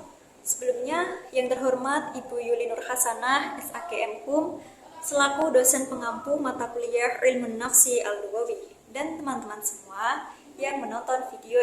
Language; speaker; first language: Indonesian; native; Indonesian